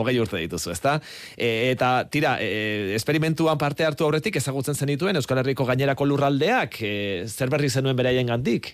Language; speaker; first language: Basque; native; Basque